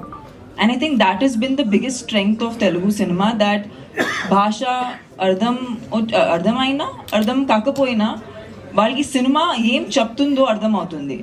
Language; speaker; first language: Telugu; non-native, fluent; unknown